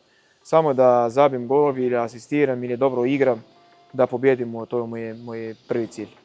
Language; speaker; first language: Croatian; non-native, fluent; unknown